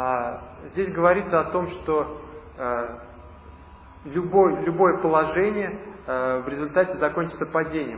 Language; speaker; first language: Russian; native; Russian